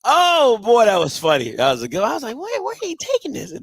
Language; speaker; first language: English; native; English